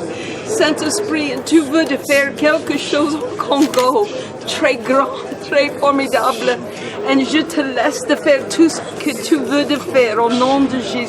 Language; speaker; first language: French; non-native, learner; English